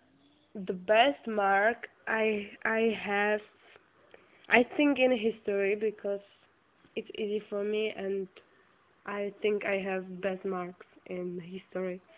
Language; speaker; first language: English; non-native, learner; Czech